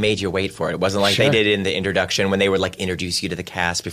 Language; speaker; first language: English; native; English